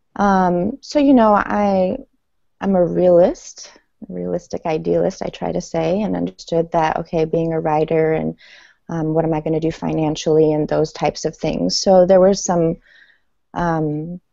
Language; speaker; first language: English; early bilingual, other home language; Persian